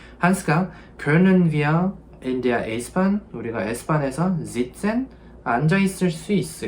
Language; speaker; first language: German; non-native, fluent; Korean